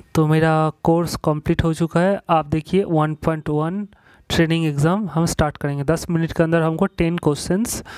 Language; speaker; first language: Hindi; non-native, local second language; Bangla